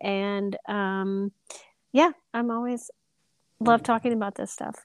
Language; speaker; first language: English; native; English